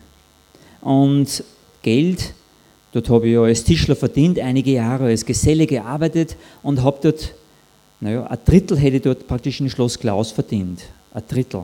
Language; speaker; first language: German; native; German